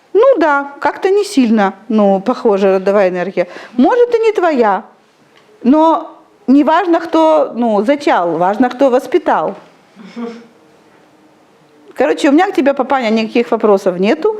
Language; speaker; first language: Russian; native; Russian